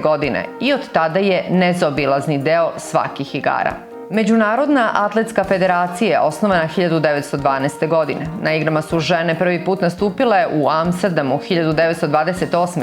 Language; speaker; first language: Serbian; native; Serbian